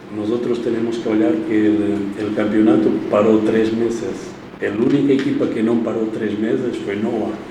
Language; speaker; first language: Spanish; non-native, fluent; Portuguese